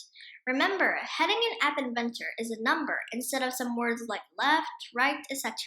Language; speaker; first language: English; non-native, fluent; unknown